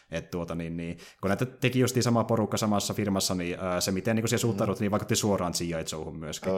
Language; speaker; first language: Finnish; native; Finnish